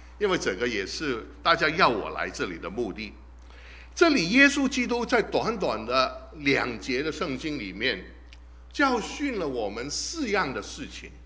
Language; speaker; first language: Chinese; non-native, local second language; Cantonese